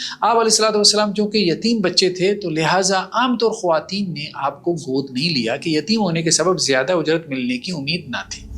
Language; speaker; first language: Urdu; native; Urdu